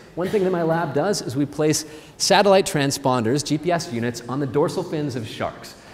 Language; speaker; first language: English; native; English